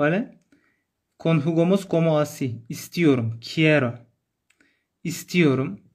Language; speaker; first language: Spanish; non-native, learner; Turkish